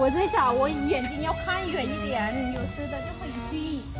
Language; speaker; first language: Chinese; non-native, fluent; Lao